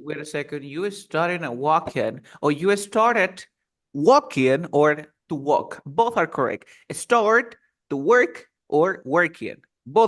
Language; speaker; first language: English; non-native, fluent; Spanish